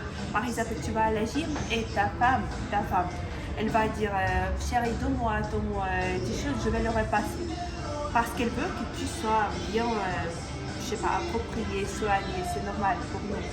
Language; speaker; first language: French; non-native, local second language; Ukrainian